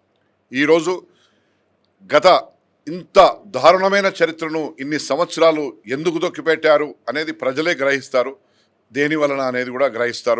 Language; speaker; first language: Telugu; native; Telugu